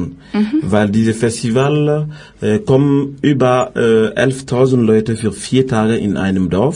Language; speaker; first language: German; non-native, learner; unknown